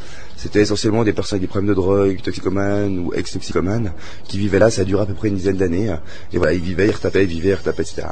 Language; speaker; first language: French; native; French